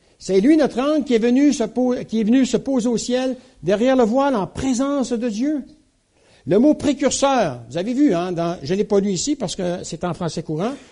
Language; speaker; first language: French; native; French